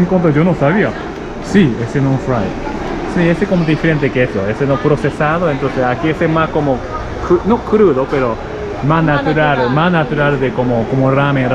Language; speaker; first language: Spanish; non-native, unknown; Japanese